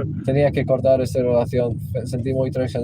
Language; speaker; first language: Spanish; non-native, local second language; English